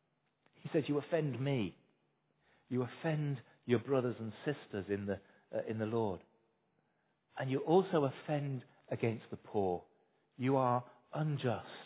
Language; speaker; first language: English; native; English